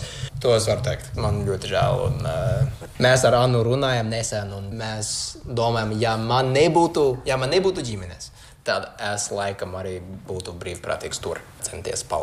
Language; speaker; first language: Latvian; non-native, learner; English